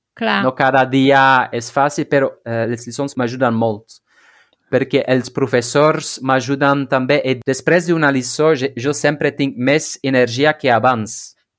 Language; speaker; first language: Catalan; non-native, learner; Dutch